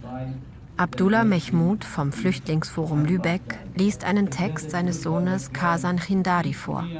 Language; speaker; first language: German; native; German